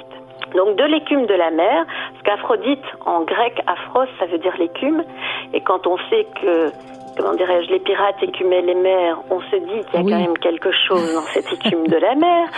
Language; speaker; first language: French; native; French